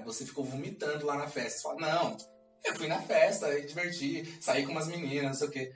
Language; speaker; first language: Portuguese; native; Portuguese